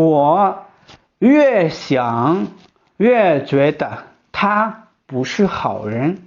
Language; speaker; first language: Chinese; non-native, fluent; Hmong